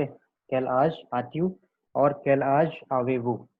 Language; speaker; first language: French; non-native, learner; Hindi